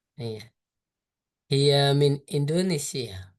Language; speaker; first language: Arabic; non-native, learner; Indonesian